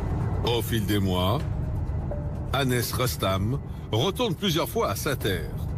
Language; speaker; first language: French; native; French